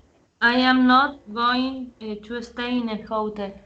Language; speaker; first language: English; non-native, learner; Spanish